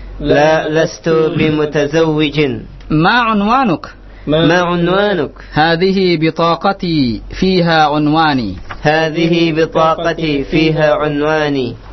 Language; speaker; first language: Arabic; non-native, fluent; Indonesian